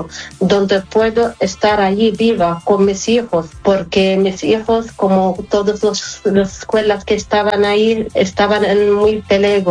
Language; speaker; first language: Spanish; non-native, fluent; Arabic